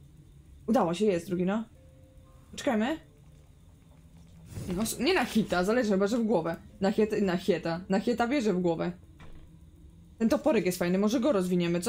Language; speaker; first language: Polish; native; Polish